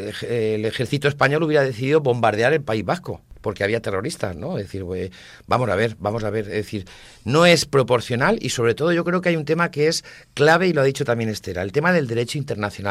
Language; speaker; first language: Spanish; native; Spanish